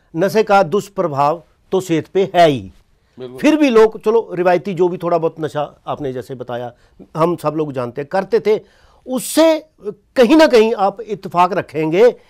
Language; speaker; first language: Hindi; non-native, local second language; Punjabi